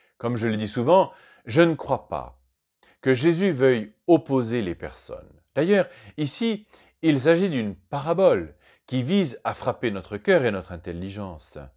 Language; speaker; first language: French; native; French